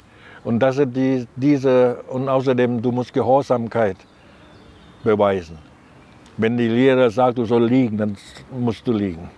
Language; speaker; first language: German; non-native, learner; Thai